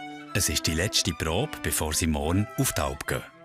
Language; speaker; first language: German; native; German